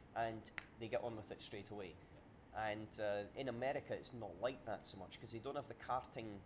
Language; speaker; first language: English; native; English